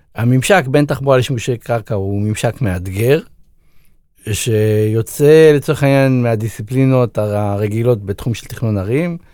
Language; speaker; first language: Hebrew; native; Hebrew